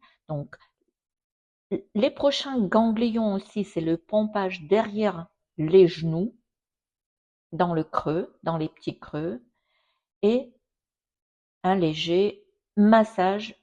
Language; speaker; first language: French; non-native, fluent; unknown